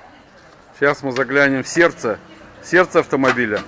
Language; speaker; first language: Russian; native; Russian